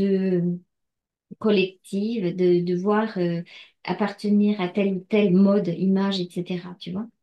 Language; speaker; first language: French; native; French